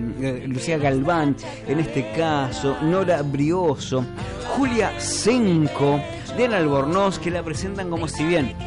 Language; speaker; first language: Spanish; native; Spanish